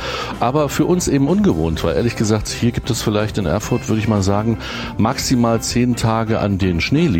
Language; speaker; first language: German; native; German